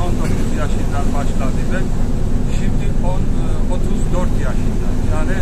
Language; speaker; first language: Turkish; non-native, learner; Georgian